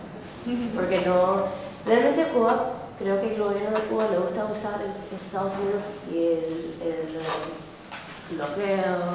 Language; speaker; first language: Spanish; non-native, fluent; English